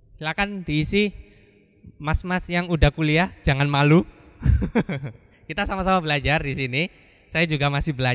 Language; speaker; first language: Indonesian; native; Indonesian